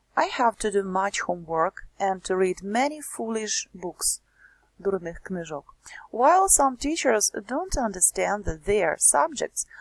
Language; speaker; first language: English; non-native, fluent; Ukrainian